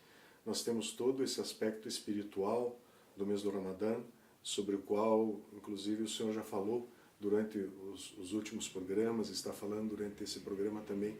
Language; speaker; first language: Portuguese; native; Portuguese